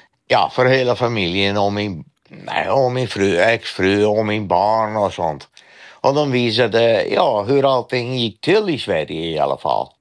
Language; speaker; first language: Swedish; non-native, fluent; Dutch